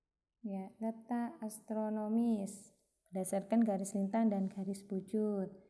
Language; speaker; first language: Indonesian; native; Indonesian